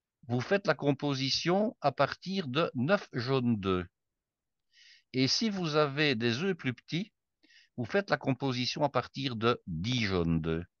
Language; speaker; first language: French; native; French